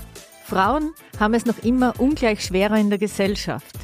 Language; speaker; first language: German; native; German